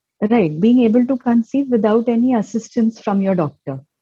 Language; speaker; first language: English; non-native, local second language; Marathi